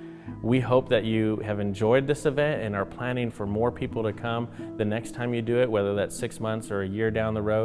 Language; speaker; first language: English; native; English